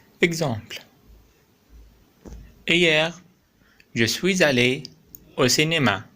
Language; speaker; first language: French; non-native, local second language; Arabic